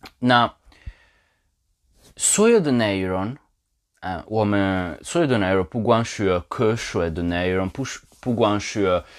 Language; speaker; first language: Chinese; non-native, learner; Polish